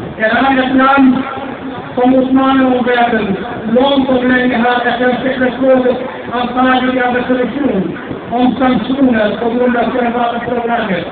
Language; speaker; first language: Swedish; non-native, fluent; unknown